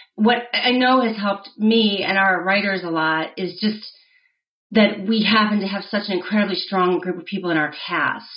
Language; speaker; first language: English; native; English